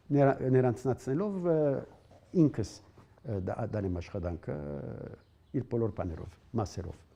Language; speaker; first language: Armenian; early bilingual, heritage; Armenian